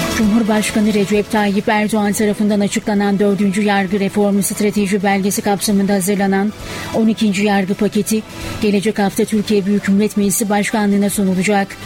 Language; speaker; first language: Turkish; native; Turkish